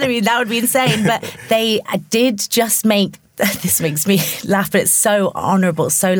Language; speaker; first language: English; native; English